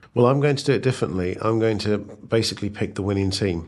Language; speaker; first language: English; native; English